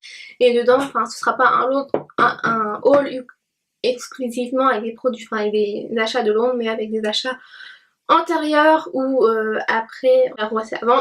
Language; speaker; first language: French; native; French